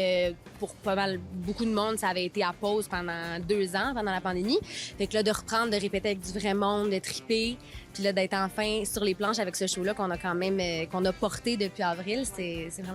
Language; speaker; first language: French; native; French